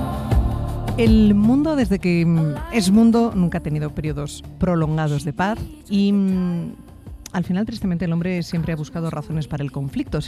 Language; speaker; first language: Spanish; native; Spanish